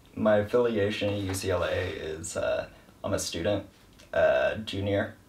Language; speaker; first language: English; native; English